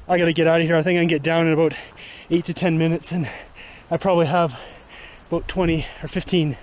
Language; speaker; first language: English; native; English